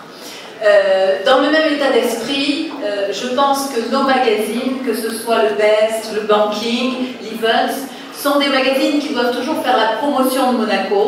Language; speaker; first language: French; native; French